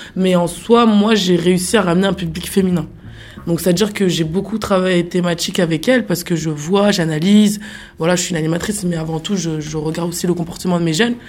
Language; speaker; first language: French; native; French